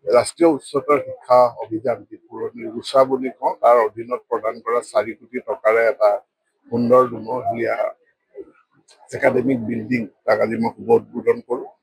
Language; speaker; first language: Assamese; non-native, local second language; Mising